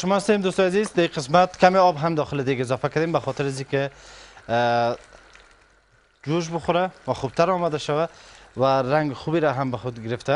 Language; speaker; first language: Persian; native; Persian